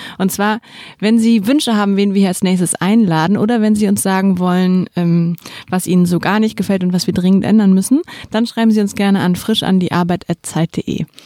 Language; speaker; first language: German; native; German